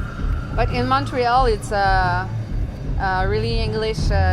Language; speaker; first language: English; non-native, learner; French